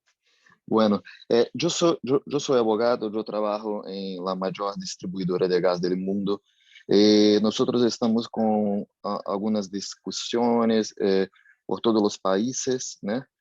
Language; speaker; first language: Spanish; non-native, learner; Portuguese